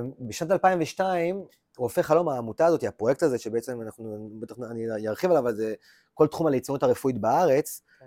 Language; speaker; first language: Hebrew; native; Hebrew